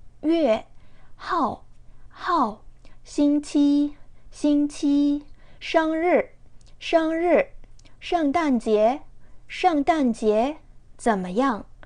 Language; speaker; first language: Chinese; non-native, fluent; Korean